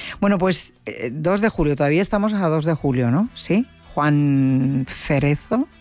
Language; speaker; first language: Spanish; native; Spanish